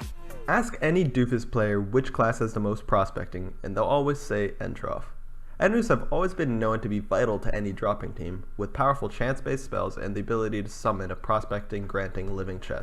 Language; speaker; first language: English; native; English